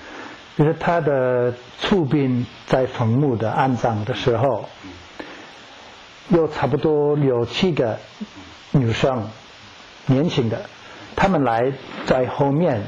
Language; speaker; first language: Chinese; non-native, learner; English